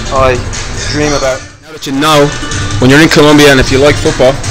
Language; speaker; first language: English; native; English